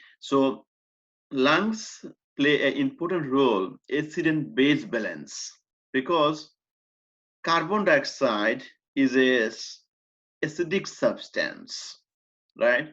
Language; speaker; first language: English; non-native, fluent; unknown